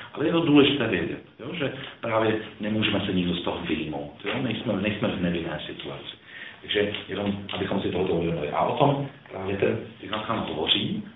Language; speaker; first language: Czech; early bilingual, other home language; Croatian